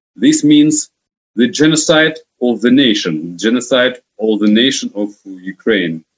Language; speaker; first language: English; non-native, fluent; Ukrainian